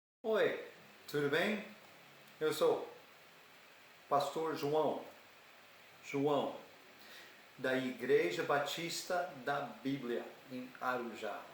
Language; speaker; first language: Portuguese; non-native, learner; English